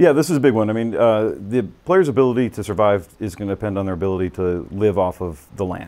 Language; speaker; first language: English; native; English